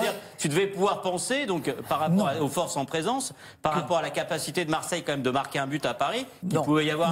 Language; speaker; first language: French; native; French